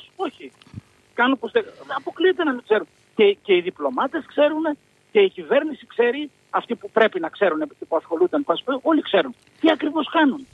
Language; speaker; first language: Greek; native; Greek